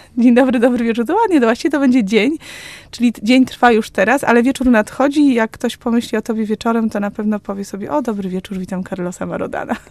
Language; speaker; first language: Polish; native; Polish